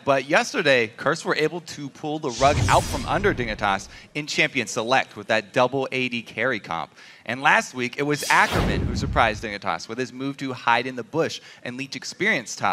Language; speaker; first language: English; native; English